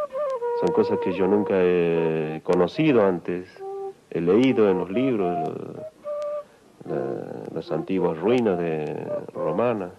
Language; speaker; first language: Spanish; non-native, local second language; Quechua